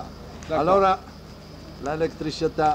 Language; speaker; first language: Italian; non-native, fluent; Polish